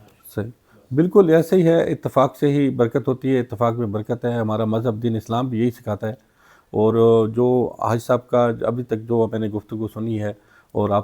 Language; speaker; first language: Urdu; non-native, local second language; Punjabi